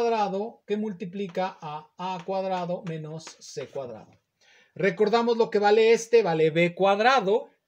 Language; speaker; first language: Spanish; native; Spanish